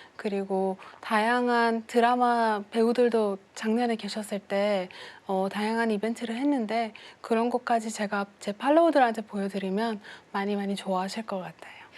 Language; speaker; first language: Korean; non-native, fluent; Persian